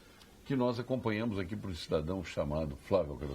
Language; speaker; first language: Portuguese; native; Portuguese